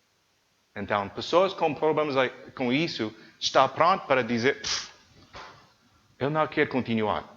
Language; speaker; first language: Portuguese; non-native, learner; English